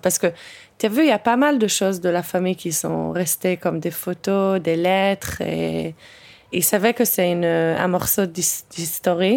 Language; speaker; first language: French; non-native, fluent; English